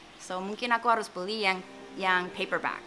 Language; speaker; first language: Indonesian; non-native, fluent; English